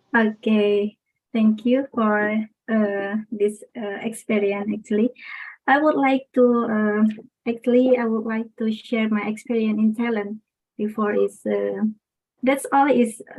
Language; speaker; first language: English; non-native, local second language; Indonesian